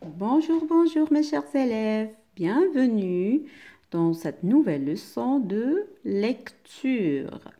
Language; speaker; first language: French; non-native, local second language; Arabic